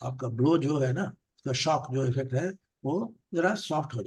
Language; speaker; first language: Hindi; non-native, local second language; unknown